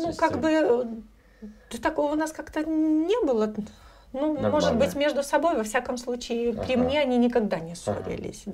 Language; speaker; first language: Russian; native; Russian